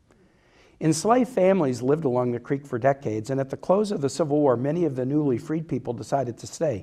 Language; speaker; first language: English; native; English